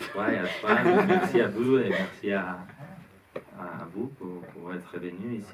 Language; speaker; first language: French; non-native, learner; Spanish